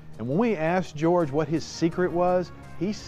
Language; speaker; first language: English; native; English